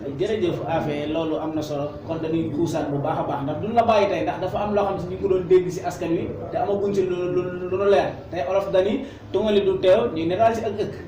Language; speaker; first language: Wolof; native; Wolof